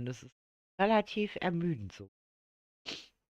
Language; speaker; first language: German; native; German